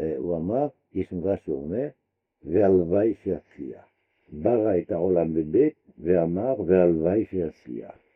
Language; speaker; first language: Hebrew; non-native, fluent; French